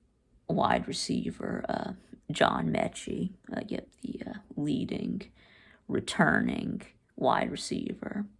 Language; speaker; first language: English; native; English